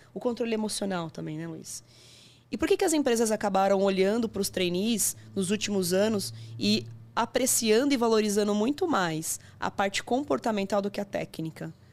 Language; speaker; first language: Portuguese; native; Portuguese